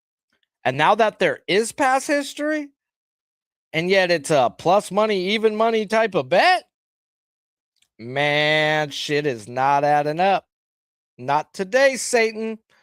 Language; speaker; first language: English; native; English